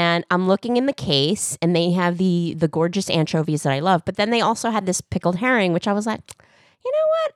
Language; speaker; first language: English; early bilingual, other home language; Korean